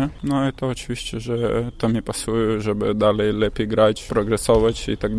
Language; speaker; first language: Polish; non-native, learner; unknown